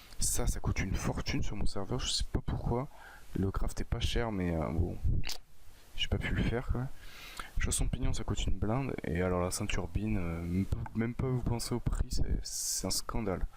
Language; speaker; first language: French; native; French